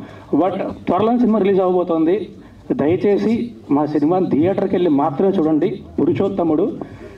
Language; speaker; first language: Telugu; native; Telugu